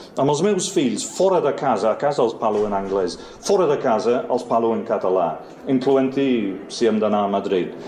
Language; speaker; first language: Catalan; non-native, fluent; English